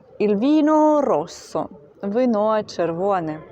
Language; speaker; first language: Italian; non-native, fluent; Ukrainian